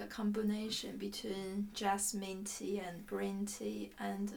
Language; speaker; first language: English; non-native, fluent; Chinese